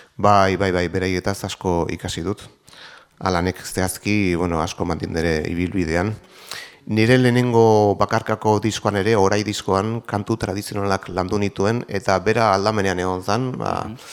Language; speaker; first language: Basque; native; Basque